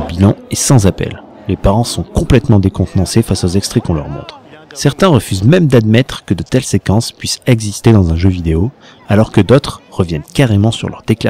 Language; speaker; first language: French; native; French